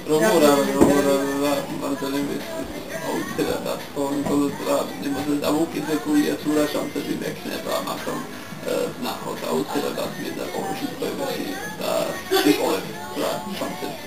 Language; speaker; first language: Georgian; non-native, learner; English